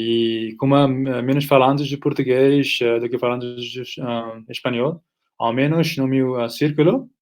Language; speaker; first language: Portuguese; non-native, fluent; Nepali